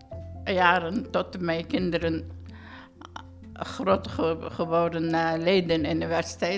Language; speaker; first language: Dutch; non-native, learner; Turkish